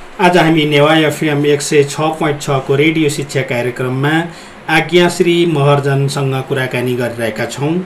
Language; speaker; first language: Nepali; non-native, local second language; Newari